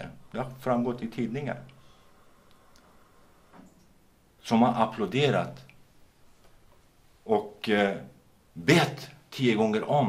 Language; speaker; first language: Swedish; non-native, fluent; Kurdish